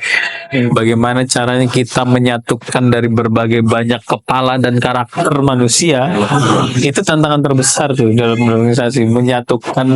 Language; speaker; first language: Indonesian; native; Indonesian